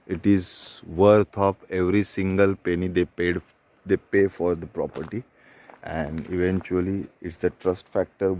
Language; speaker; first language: English; non-native, local second language; Marathi